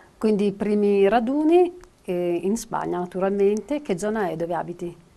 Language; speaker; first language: Italian; native; Italian